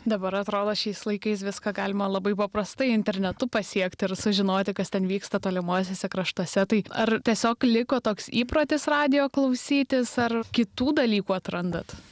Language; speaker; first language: Lithuanian; native; Lithuanian